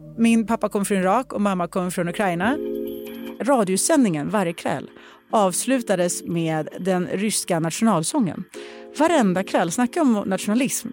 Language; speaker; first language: Swedish; early bilingual, other home language; Russian